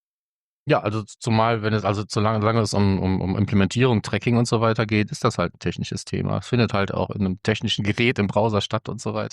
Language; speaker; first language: German; native; German